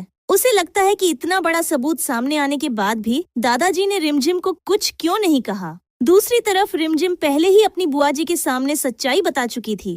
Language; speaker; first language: Hindi; native; Hindi